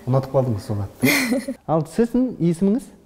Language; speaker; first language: Kazakh; native; Kazakh